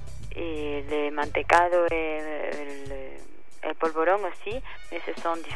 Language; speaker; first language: French; non-native, learner; Spanish